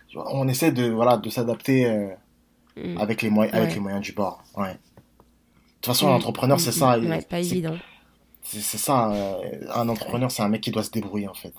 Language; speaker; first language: French; native; French